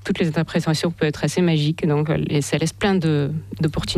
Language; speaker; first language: French; non-native, fluent; Russian